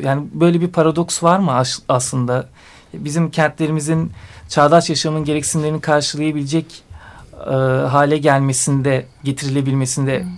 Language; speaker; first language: Turkish; native; Turkish